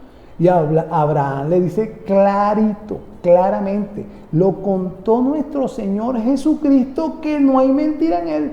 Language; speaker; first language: Spanish; native; Spanish